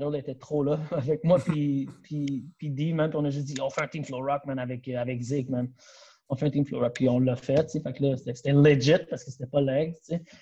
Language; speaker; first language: French; native; French